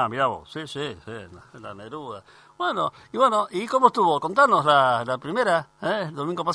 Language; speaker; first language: Spanish; native; Spanish